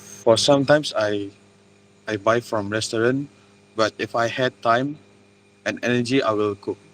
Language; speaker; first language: English; non-native, learner; Malay